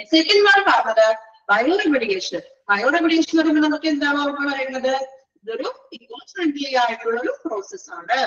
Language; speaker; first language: Malayalam; native; Malayalam